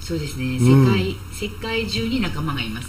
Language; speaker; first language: Japanese; native; Japanese